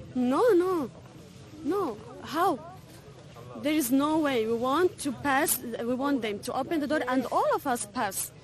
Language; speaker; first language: English; non-native, fluent; Arabic